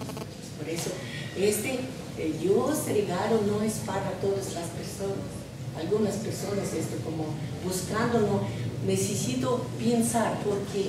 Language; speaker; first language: Spanish; non-native, learner; Russian